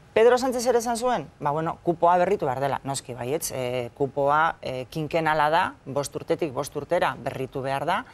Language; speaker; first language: Basque; non-native, local second language; Spanish